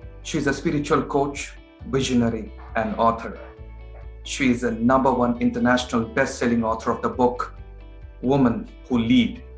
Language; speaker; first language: English; non-native, local second language; Hindi